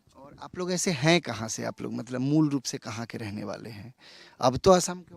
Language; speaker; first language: Hindi; native; Hindi